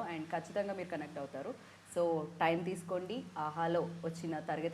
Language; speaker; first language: Telugu; native; Telugu